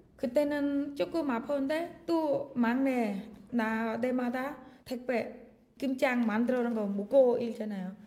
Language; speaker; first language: Korean; non-native, learner; Khmer